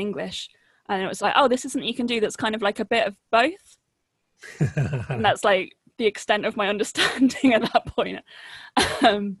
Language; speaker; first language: English; native; English